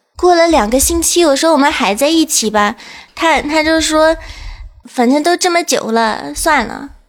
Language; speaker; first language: Chinese; non-native, fluent; English